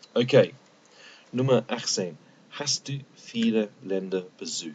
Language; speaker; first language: German; non-native, fluent; English